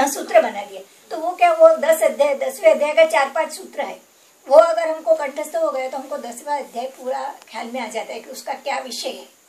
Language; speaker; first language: Hindi; non-native, local second language; Gujarati